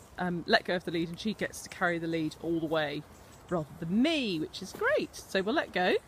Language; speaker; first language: English; native; English